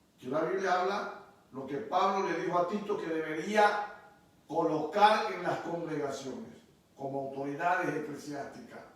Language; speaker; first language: Spanish; native; Spanish